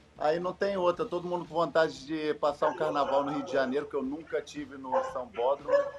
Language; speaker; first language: Portuguese; native; Portuguese